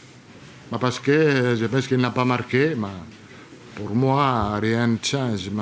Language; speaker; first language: French; non-native, learner; Italian